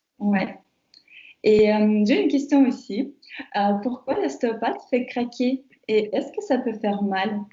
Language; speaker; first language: French; non-native, fluent; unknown